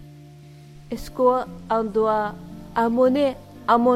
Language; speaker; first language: French; non-native, learner; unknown